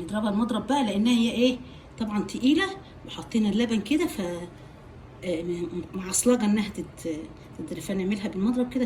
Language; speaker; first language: Arabic; native; Arabic